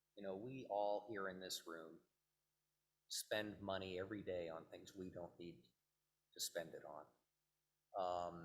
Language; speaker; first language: English; native; English